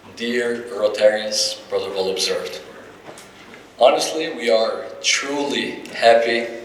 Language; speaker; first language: English; non-native, fluent; Albanian